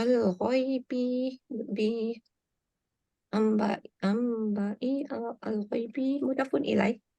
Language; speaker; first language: Arabic; non-native, learner; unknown